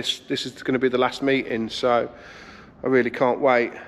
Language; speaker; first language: English; native; English